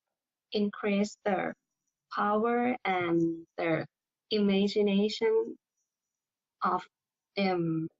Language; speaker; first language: English; non-native, learner; Thai